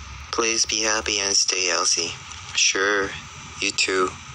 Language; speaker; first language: English; non-native, learner; Korean